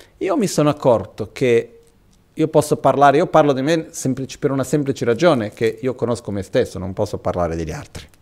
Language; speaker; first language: Italian; non-native, fluent; Portuguese